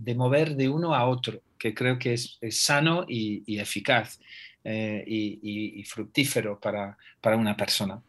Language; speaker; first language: Spanish; non-native, fluent; English